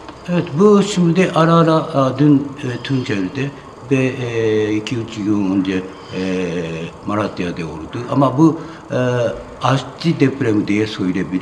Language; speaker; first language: Turkish; non-native, fluent; Japanese